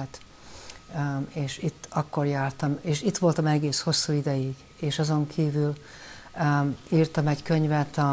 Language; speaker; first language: Hungarian; early bilingual, heritage; Hungarian